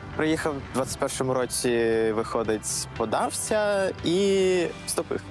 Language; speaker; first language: Ukrainian; non-native, fluent; Uzbek